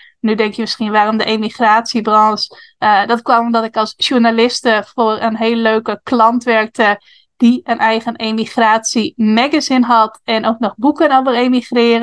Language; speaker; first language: Dutch; native; Dutch